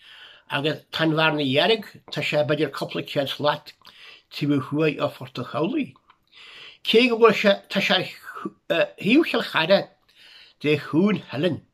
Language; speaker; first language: Irish; native; Irish